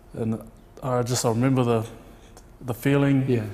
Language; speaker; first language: English; native; English